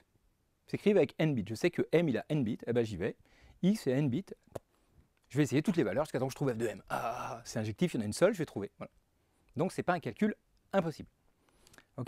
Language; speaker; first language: French; native; French